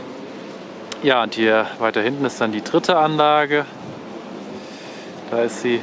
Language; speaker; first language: German; native; German